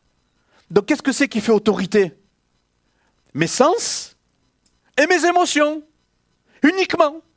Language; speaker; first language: French; native; French